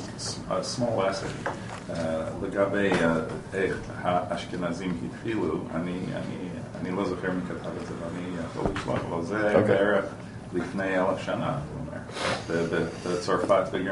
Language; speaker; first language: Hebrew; non-native, fluent; English